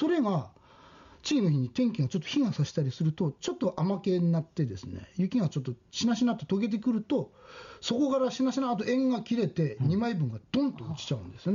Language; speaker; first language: Japanese; native; Japanese